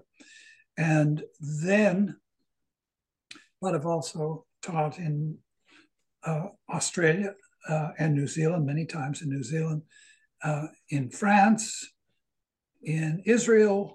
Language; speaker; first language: English; native; English